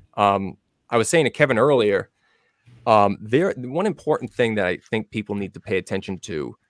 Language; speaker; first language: English; native; English